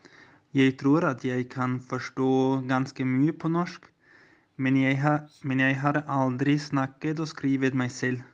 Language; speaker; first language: Norwegian; non-native, learner; German